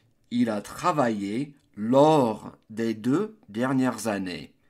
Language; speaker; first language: French; non-native, fluent; English